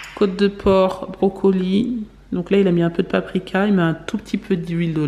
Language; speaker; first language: French; native; French